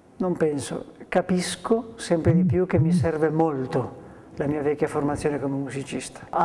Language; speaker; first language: Italian; non-native, fluent; Spanish